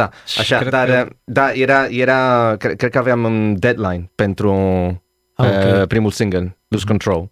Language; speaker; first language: Romanian; non-native, learner; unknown